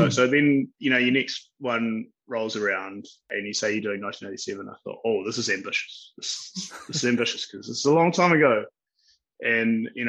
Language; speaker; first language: English; native; English